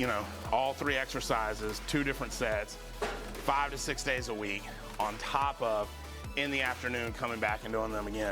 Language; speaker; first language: English; native; English